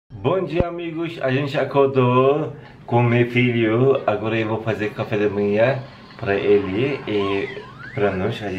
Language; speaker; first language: Portuguese; non-native, learner; Turkish